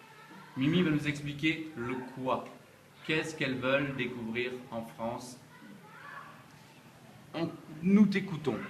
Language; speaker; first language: French; native; French